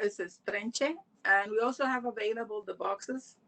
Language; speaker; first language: English; non-native, local second language; Spanish